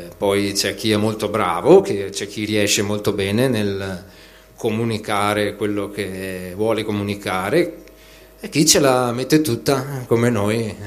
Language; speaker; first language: Italian; native; Italian